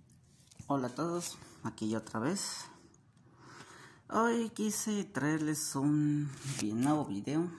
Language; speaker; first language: Spanish; native; Spanish